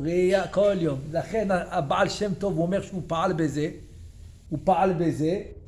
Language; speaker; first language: Hebrew; non-native, fluent; French